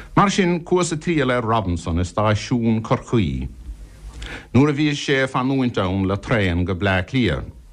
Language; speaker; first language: Irish; non-native, local second language; English